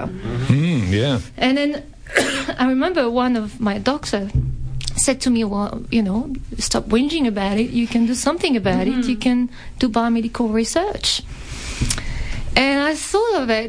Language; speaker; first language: English; non-native, fluent; French